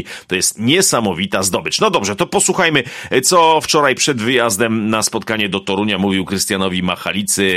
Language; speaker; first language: Polish; native; Polish